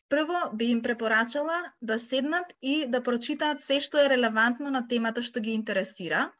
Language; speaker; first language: Macedonian; native; Macedonian